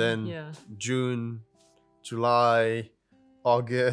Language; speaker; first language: English; non-native, fluent; French